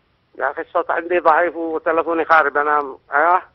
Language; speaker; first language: Arabic; native; Arabic